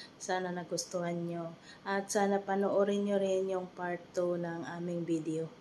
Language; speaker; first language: Filipino; non-native, local second language; Waray